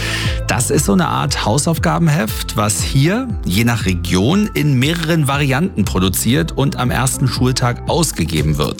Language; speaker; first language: German; native; German